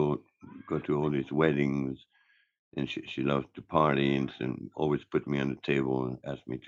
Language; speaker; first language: English; non-native, fluent; French